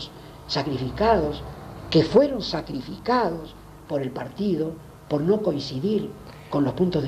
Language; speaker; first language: Spanish; native; Spanish